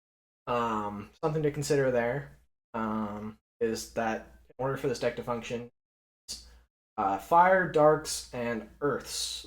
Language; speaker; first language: English; native; English